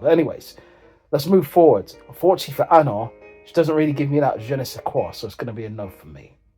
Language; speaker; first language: English; native; English